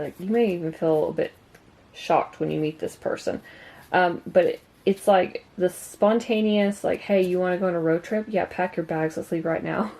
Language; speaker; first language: English; native; English